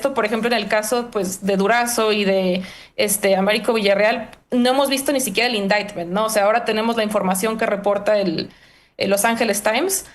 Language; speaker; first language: Spanish; native; Spanish